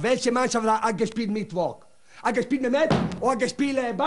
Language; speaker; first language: German; non-native, learner; Italian